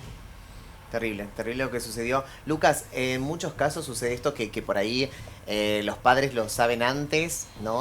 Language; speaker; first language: Spanish; native; Spanish